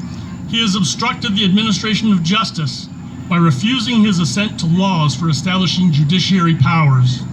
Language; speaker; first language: English; native; English